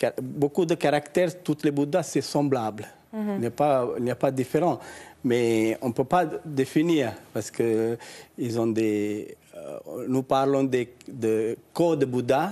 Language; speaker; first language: French; non-native, learner; Sinhala